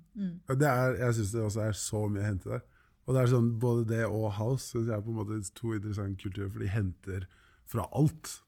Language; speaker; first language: Norwegian; native; Norwegian